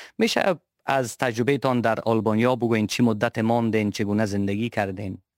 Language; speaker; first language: Persian; native; Persian